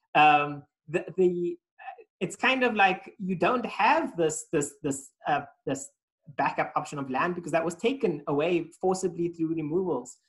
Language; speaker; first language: English; native; English